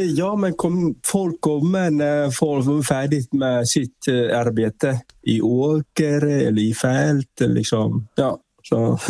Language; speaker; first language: Swedish; non-native, fluent; Vietnamese